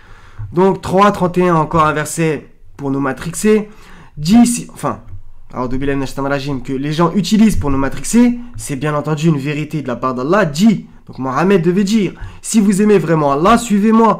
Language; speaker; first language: French; native; French